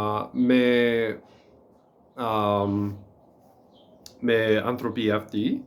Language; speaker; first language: Greek; non-native, learner; English